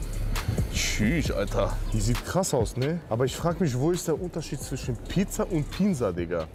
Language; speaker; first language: German; native; German